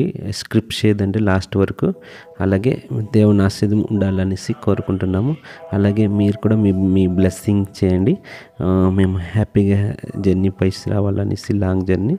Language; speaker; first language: Telugu; native; Telugu